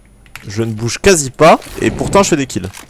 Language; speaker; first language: French; native; French